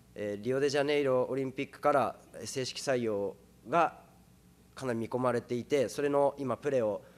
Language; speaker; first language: Japanese; native; Japanese